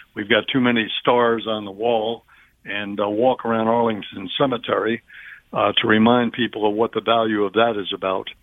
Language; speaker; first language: English; native; English